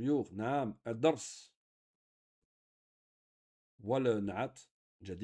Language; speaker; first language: Arabic; non-native, fluent; French